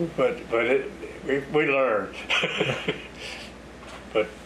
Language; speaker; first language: English; native; English